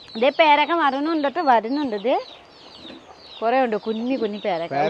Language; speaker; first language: Malayalam; non-native, learner; Nepali